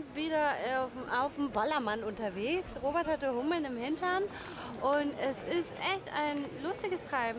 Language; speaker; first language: German; native; German